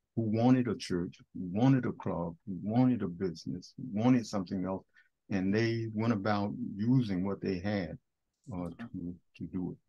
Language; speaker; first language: English; native; English